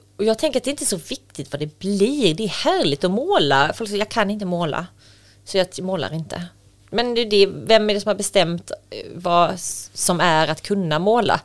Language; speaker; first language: Swedish; native; Swedish